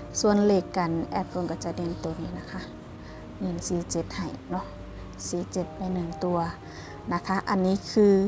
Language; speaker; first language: Thai; non-native, local second language; Northeastern Thai